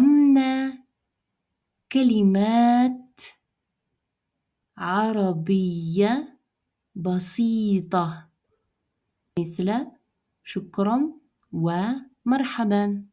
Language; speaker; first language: Arabic; non-native, fluent; Russian